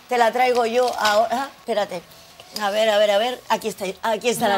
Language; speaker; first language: Spanish; non-native, fluent; Portuguese